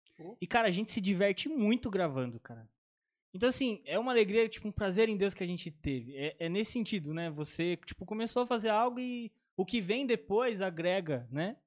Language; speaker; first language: Portuguese; native; Portuguese